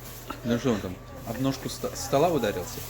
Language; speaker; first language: Russian; native; Russian